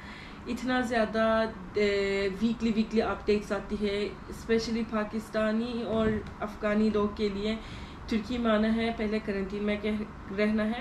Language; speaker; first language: Hindi; non-native, learner; Turkish